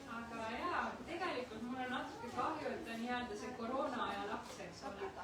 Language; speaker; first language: Estonian; native; Estonian